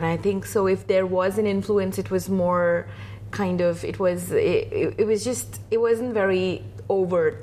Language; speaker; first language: English; non-native, local second language; Hindi